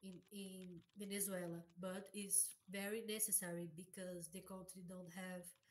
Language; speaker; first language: English; non-native, learner; Portuguese